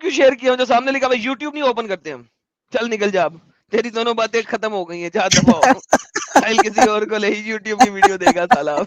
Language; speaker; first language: Hindi; native; Hindi